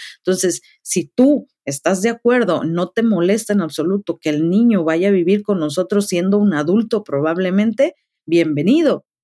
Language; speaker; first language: Spanish; native; Spanish